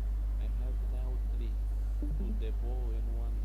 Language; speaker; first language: English; non-native, learner; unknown